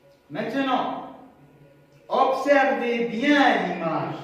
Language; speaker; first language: French; non-native, local second language; Arabic